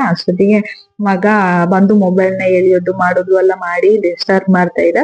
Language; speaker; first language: Kannada; non-native, local second language; Kodava